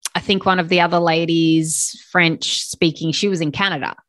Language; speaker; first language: English; native; English